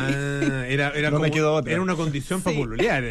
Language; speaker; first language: Spanish; native; Spanish